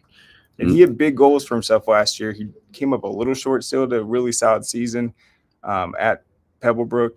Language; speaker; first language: English; native; English